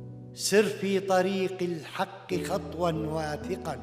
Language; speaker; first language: Arabic; native; Arabic